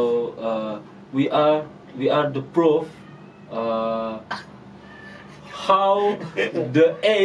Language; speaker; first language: English; non-native, learner; Indonesian